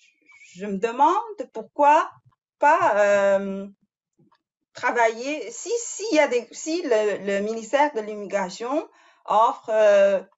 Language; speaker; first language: French; non-native, fluent; Chinese